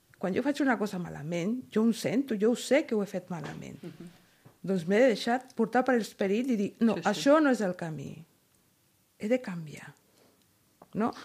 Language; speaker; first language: Catalan; non-native, fluent; Spanish